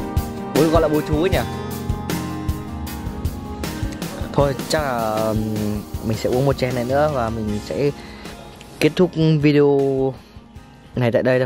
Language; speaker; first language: Vietnamese; native; Vietnamese